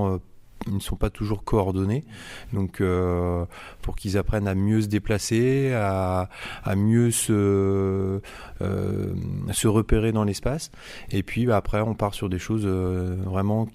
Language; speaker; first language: French; native; French